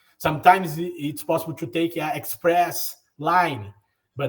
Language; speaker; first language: English; non-native, learner; Portuguese